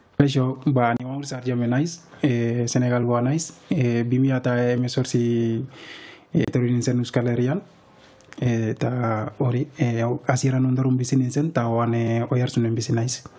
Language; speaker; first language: Basque; non-native, fluent; Wolof